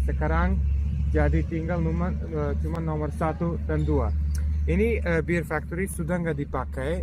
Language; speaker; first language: Indonesian; non-native, fluent; Serbian